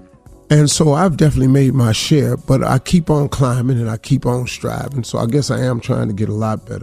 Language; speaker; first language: English; native; English